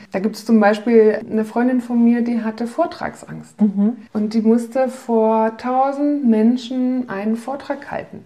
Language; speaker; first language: German; early bilingual, other home language; Polish